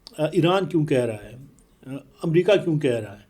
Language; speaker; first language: Urdu; non-native, local second language; Pashto